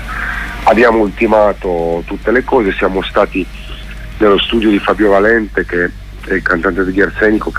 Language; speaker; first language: Italian; native; Italian